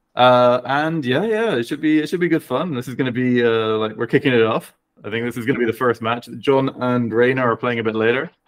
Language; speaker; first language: English; native; English